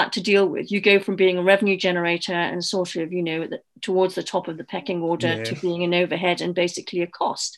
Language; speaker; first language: English; native; English